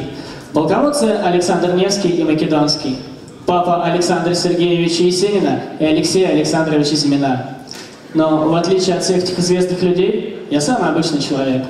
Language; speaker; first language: Russian; native; Russian